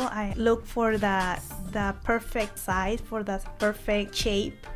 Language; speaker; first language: English; non-native, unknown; Spanish